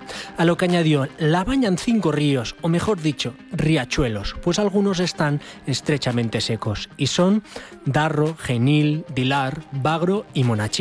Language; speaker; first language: Spanish; native; Spanish